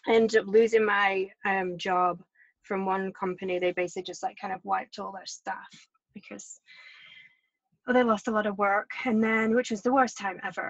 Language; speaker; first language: English; native; English